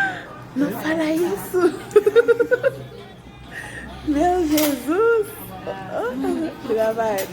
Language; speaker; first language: Portuguese; non-native, learner; Haitian Creole